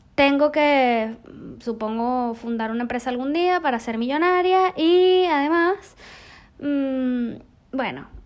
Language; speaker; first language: Spanish; native; Spanish